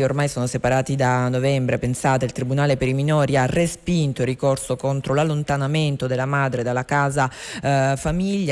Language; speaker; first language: Italian; native; Italian